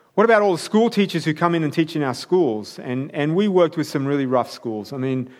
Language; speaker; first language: English; native; English